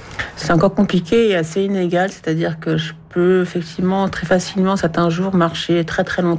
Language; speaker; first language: French; native; French